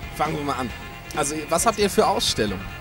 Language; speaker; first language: German; native; German